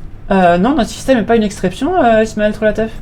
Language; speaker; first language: French; native; French